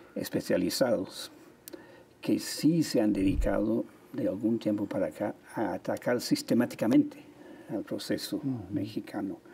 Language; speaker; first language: Spanish; non-native, fluent; English